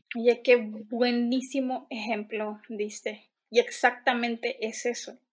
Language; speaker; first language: Spanish; native; Spanish